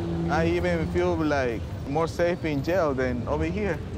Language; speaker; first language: English; early bilingual, other home language; Spanish